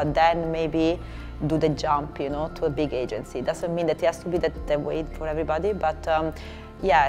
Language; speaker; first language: English; non-native, fluent; Italian